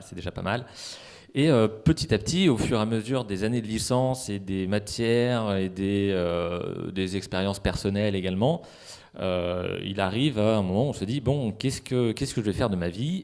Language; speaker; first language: French; native; French